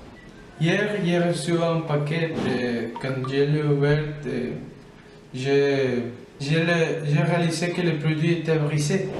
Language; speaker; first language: French; non-native, learner; Spanish